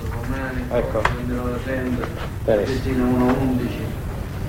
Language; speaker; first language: Italian; native; Italian